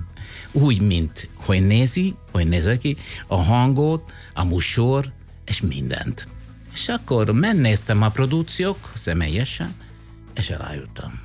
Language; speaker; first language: Hungarian; non-native, fluent; Italian